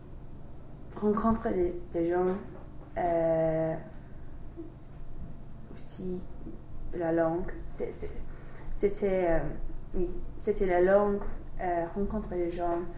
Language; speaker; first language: French; non-native, learner; English